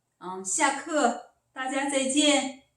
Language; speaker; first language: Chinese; non-native, fluent; Korean